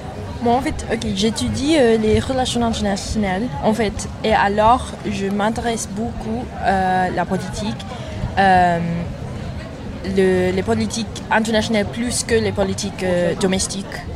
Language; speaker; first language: French; non-native, learner; English